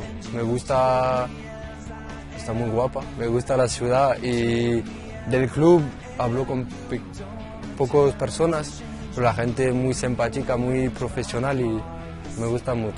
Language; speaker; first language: Spanish; non-native, learner; French